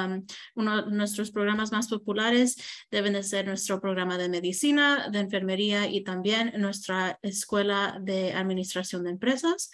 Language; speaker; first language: Spanish; early bilingual, heritage; Spanish